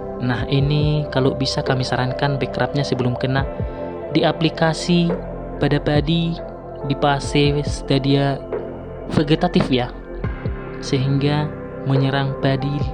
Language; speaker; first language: Indonesian; native; Indonesian